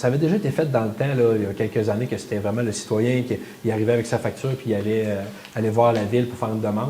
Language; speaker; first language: French; native; French